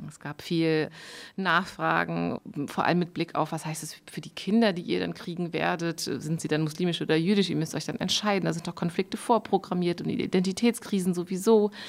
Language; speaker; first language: German; early bilingual, other home language; Urdu